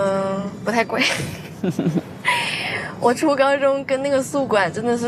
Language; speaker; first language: Chinese; native; Chinese